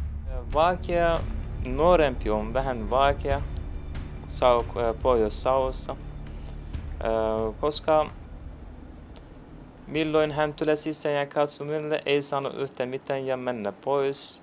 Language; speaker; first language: Finnish; non-native, learner; Turkish